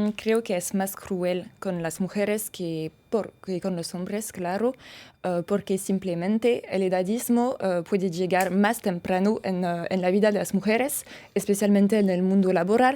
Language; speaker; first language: Spanish; non-native, fluent; French